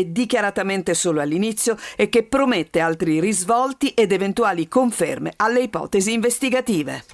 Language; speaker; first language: Italian; native; Italian